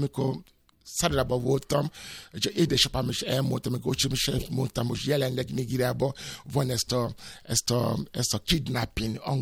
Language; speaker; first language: Hungarian; non-native, fluent; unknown